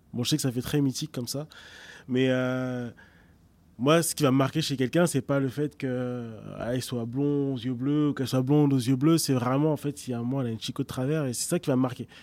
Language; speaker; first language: French; early bilingual, other home language; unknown